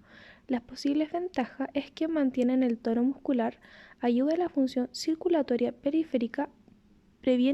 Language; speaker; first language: Spanish; native; Spanish